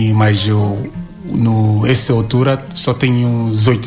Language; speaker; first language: Portuguese; non-native, learner; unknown